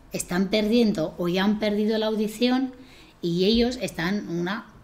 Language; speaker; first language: Spanish; non-native, fluent; Estonian